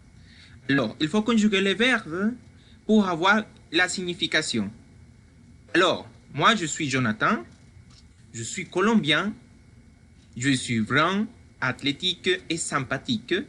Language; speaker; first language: French; non-native, fluent; Spanish